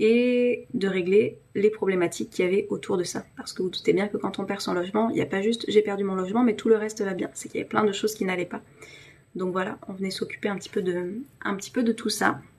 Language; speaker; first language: French; native; French